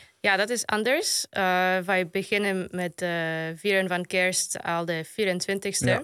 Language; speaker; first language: Dutch; non-native, fluent; Polish